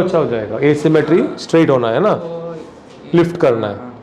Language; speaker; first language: Hindi; non-native, local second language; Tamil